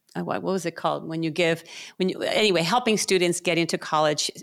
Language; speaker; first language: English; non-native, fluent; Spanish